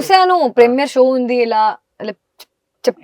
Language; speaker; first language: Telugu; non-native, local second language; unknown